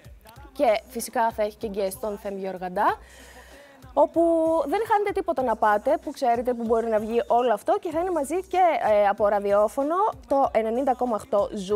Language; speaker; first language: Greek; native; Greek